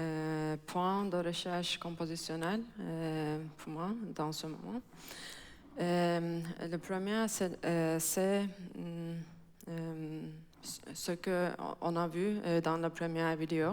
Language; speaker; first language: French; non-native, fluent; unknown